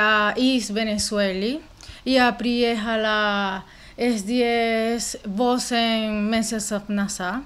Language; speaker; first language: Russian; non-native, learner; Spanish